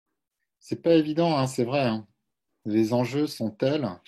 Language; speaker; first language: French; native; French